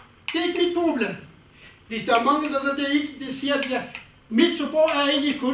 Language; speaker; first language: Danish; non-native, fluent; Kurdish